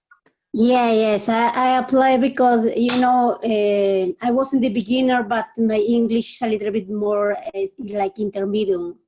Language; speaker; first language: English; non-native, learner; Spanish